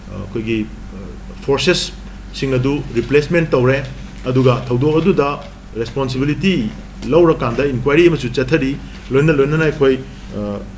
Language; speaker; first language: Manipuri; native; Manipuri